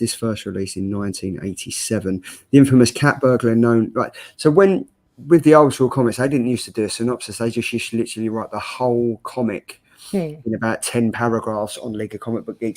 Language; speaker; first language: English; native; English